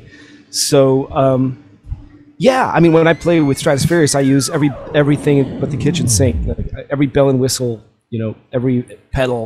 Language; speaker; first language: English; early bilingual, other home language; Russian